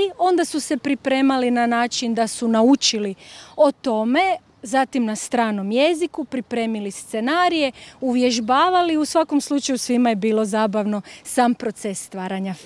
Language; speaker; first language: Croatian; native; Croatian